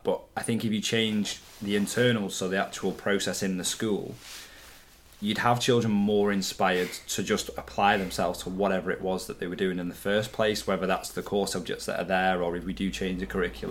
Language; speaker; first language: English; native; English